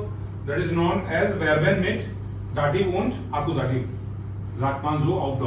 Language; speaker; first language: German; non-native, fluent; Hindi